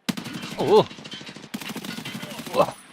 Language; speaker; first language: Japanese; non-native, learner; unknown